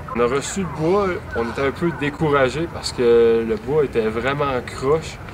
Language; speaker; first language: French; native; French